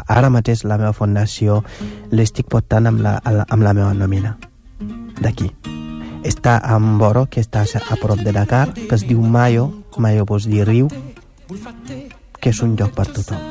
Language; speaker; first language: Catalan; non-native, local second language; Wolof